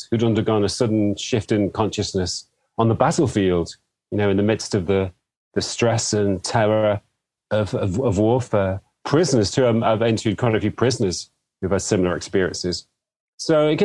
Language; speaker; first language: English; native; English